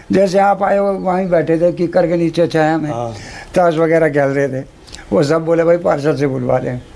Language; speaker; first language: Hindi; native; Hindi